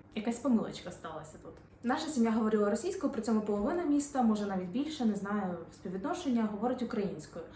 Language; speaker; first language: Ukrainian; non-native, local second language; Russian